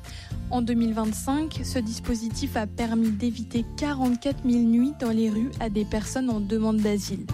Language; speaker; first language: French; native; French